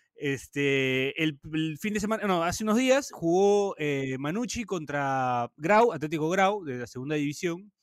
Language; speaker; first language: Spanish; native; Spanish